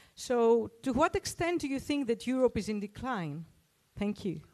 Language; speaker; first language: English; non-native, fluent; Albanian